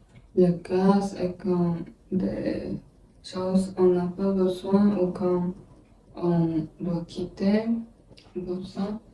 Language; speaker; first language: French; non-native, learner; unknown